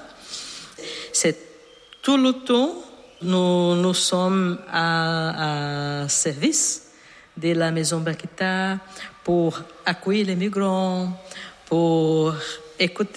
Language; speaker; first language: French; non-native, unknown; Portuguese